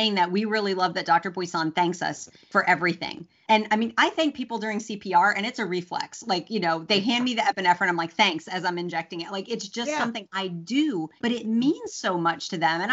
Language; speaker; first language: English; native; English